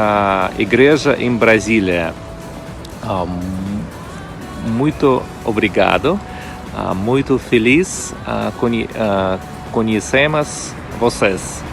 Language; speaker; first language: Portuguese; non-native, learner; Russian